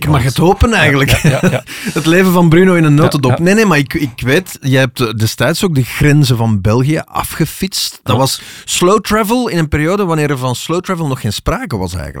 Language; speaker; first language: Dutch; native; Dutch